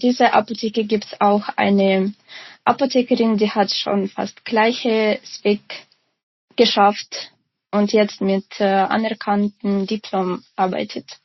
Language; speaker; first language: German; non-native, fluent; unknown